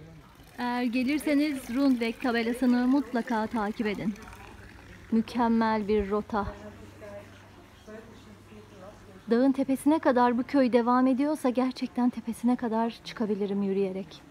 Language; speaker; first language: Turkish; native; Turkish